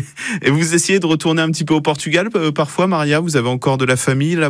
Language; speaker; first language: French; native; French